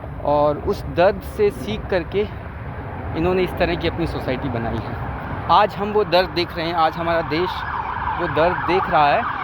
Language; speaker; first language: Hindi; native; Hindi